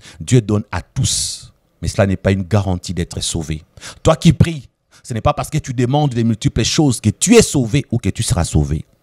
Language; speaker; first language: French; non-native, local second language; Lingala